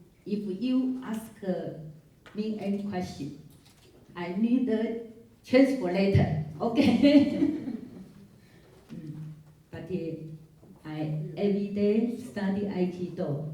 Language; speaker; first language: English; non-native, learner; Chinese